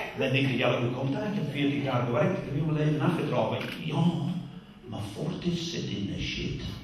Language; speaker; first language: Dutch; non-native, fluent; English